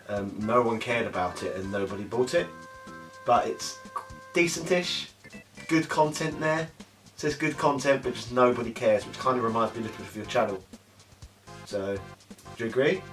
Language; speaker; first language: English; native; English